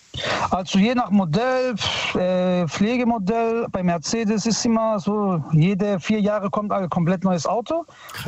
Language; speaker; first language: German; early bilingual, other home language; Italian